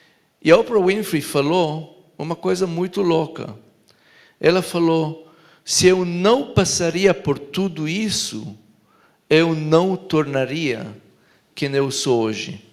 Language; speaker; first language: Portuguese; non-native, fluent; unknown